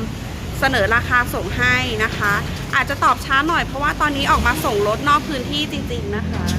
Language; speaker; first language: Thai; native; Thai